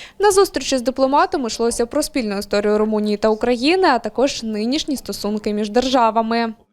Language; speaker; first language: Ukrainian; native; Ukrainian